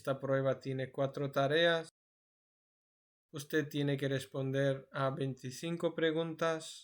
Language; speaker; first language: Spanish; non-native, learner; Urdu